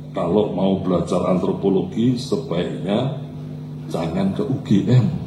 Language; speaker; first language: Indonesian; non-native, local second language; Javanese